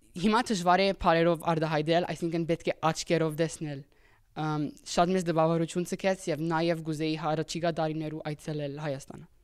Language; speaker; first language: Armenian; early bilingual, heritage; Armenian